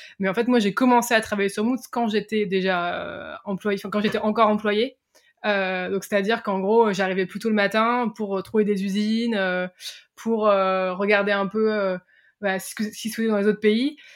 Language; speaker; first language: French; native; French